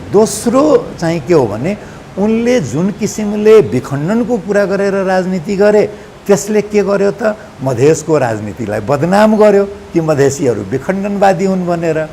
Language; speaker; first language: Nepali; non-native, local second language; Maithili